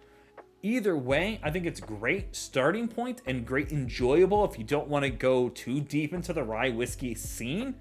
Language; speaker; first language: English; native; English